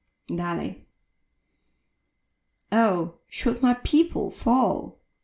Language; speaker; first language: English; non-native, fluent; Polish